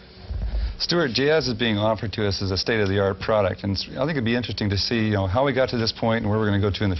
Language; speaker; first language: English; native; English